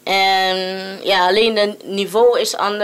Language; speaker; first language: Dutch; non-native, local second language; Papiamento